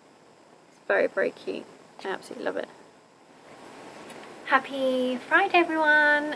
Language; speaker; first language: English; native; English